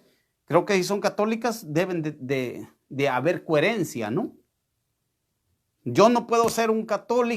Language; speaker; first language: Spanish; native; Spanish